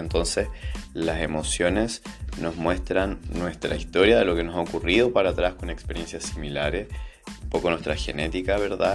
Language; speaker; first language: Spanish; native; Spanish